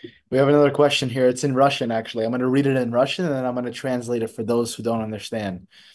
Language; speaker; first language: English; early bilingual, other home language; Russian